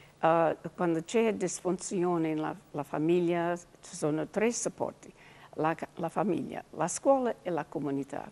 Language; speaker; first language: Italian; early bilingual, heritage; English